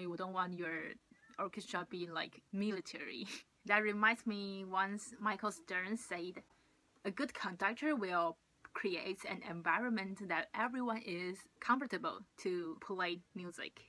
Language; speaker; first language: English; non-native, fluent; Chinese